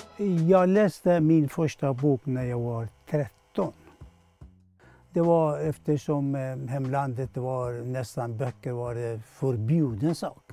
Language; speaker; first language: Swedish; non-native, fluent; Persian